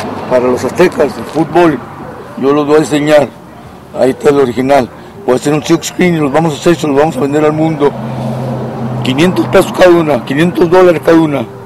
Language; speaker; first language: Spanish; native; Spanish